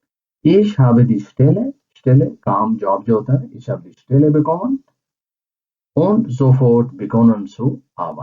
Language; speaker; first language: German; non-native, fluent; Urdu